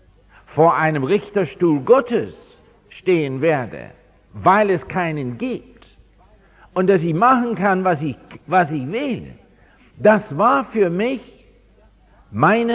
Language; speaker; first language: German; non-native, fluent; English